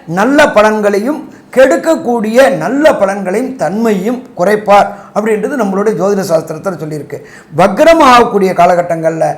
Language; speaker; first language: Tamil; native; Tamil